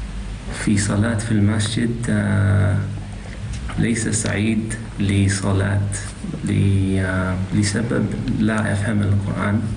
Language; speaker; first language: Arabic; non-native, learner; Malay